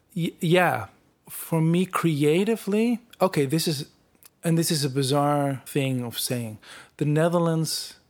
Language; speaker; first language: English; non-native, fluent; Dutch